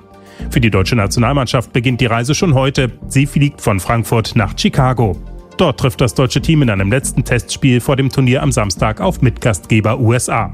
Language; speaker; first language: German; native; German